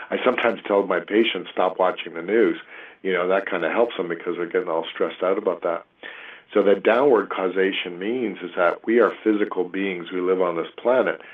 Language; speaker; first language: English; native; English